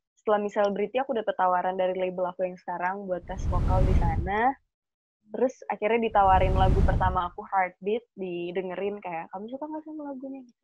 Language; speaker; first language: Indonesian; native; Indonesian